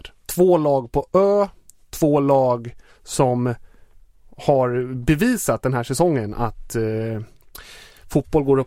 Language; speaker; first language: Swedish; native; Swedish